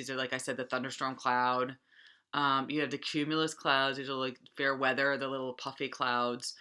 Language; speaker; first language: English; native; English